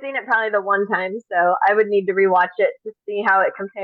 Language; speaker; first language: English; native; English